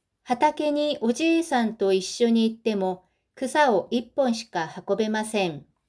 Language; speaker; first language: Japanese; non-native, local second language; Korean